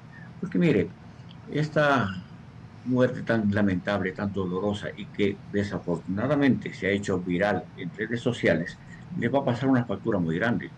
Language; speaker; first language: Spanish; native; Spanish